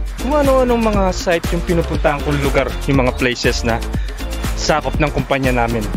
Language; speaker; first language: Filipino; non-native, local second language; Pampanga